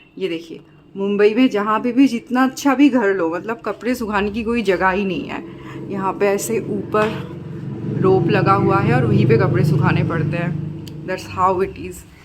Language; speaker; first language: Hindi; non-native, local second language; Bangla